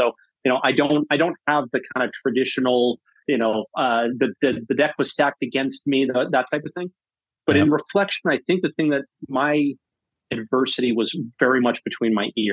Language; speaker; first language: English; native; English